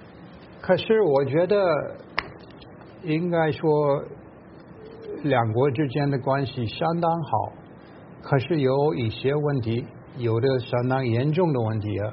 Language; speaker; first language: Chinese; non-native, fluent; English